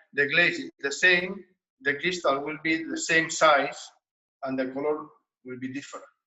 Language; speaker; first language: English; non-native, learner; Spanish